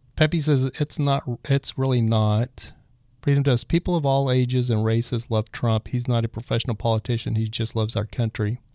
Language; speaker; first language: English; native; English